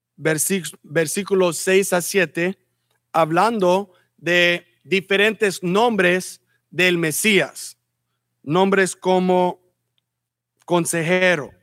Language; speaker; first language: Spanish; early bilingual, heritage; Spanish